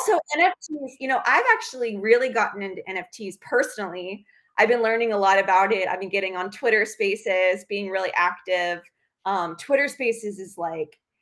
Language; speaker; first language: English; native; English